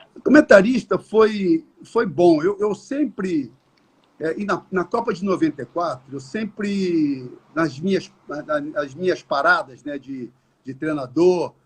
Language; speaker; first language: Portuguese; native; Portuguese